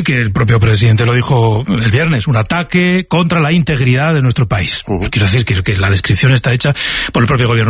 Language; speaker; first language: Spanish; native; Spanish